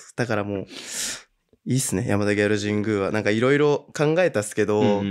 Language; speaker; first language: Japanese; native; Japanese